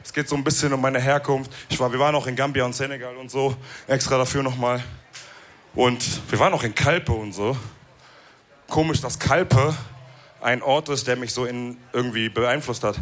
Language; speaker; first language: German; early bilingual, other home language; Wolof